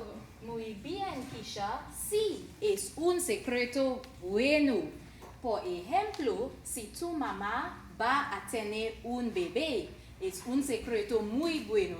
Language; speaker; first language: Spanish; non-native, learner; English